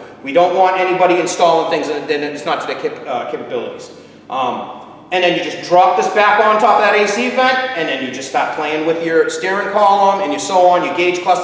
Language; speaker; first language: English; native; English